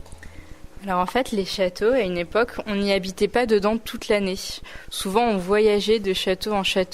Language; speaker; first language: French; native; French